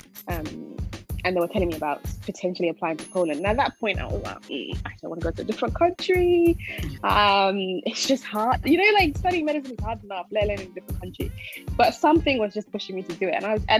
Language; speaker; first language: English; non-native, local second language; Akan